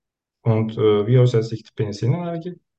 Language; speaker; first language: German; non-native, learner; Turkish